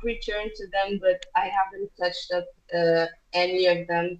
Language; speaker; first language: English; non-native, fluent; Portuguese